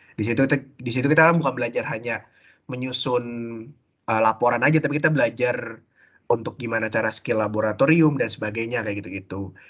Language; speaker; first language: Indonesian; native; Indonesian